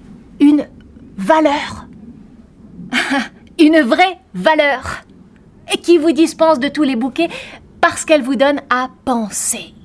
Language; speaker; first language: French; native; French